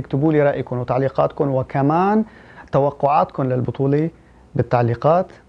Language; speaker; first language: Arabic; early bilingual, heritage; Arabic